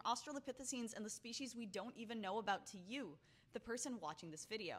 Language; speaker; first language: English; native; English